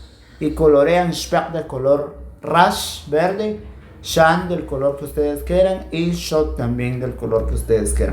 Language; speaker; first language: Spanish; non-native, local second language; Kʼicheʼ